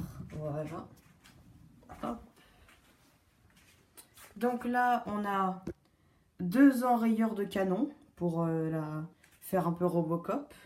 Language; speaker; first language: French; native; French